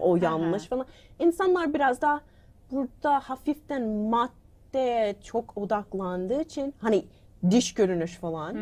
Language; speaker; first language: Turkish; non-native, learner; English